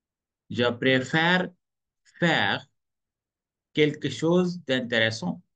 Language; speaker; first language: French; non-native, fluent; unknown